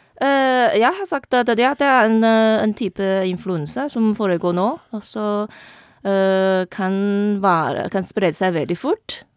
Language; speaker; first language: Norwegian; non-native, learner; Chinese